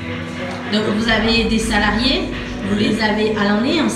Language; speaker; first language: French; native; French